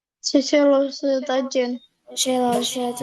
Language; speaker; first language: Chinese; non-native, learner; Indonesian